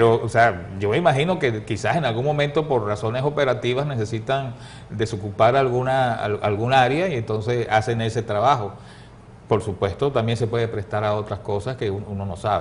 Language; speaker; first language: Spanish; native; Spanish